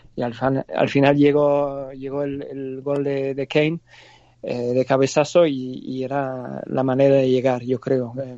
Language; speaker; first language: Spanish; non-native, fluent; English